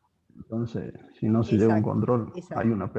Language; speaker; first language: Spanish; native; Spanish